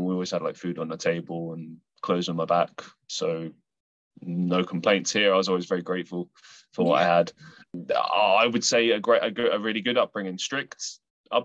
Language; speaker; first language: English; native; English